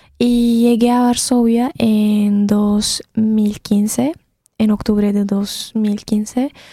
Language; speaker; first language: Spanish; non-native, fluent; Arabic